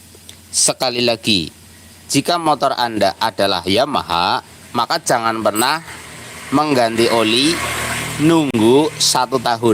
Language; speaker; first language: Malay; non-native, local second language; Javanese